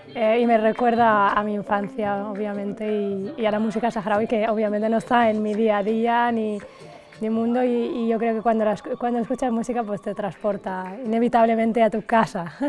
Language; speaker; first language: Spanish; early bilingual, other home language; Arabic